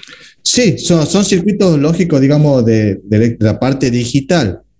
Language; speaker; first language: Spanish; native; Spanish